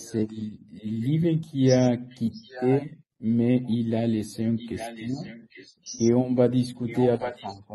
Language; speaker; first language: French; non-native, fluent; Spanish